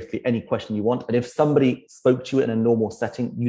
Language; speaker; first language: English; native; English